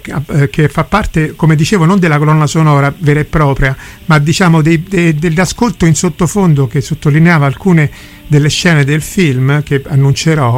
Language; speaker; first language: Italian; native; Italian